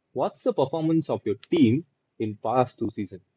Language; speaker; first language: English; non-native, local second language; Tamil